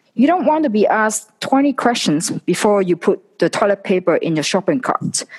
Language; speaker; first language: English; non-native, local second language; Cantonese